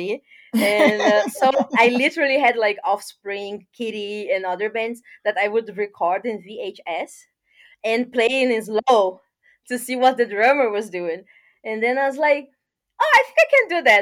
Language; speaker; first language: English; non-native, fluent; Portuguese